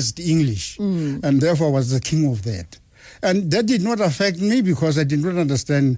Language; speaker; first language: English; non-native, local second language; Tswana